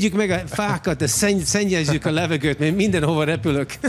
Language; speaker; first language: Hungarian; early bilingual, heritage; English